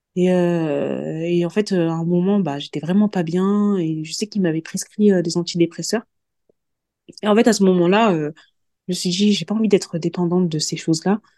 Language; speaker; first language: French; early bilingual, other home language; Mandingo